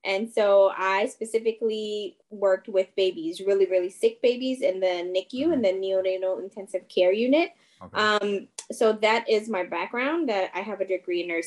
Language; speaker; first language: English; non-native, fluent; French